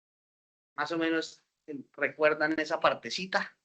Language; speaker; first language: Spanish; native; Spanish